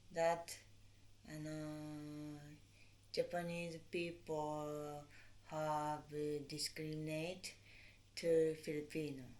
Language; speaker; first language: English; non-native, learner; Japanese